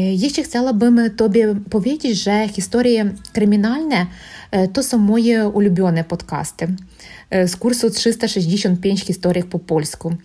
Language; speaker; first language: Polish; non-native, learner; Russian